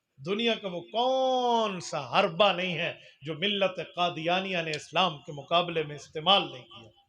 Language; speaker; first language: Urdu; non-native, local second language; Punjabi